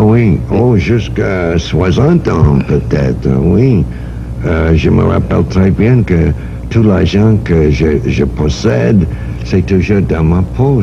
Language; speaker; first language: French; non-native, fluent; English